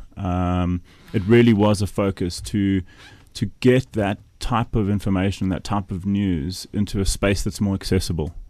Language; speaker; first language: English; native; English